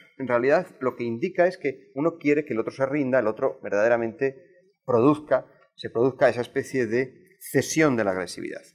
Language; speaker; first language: Spanish; native; Spanish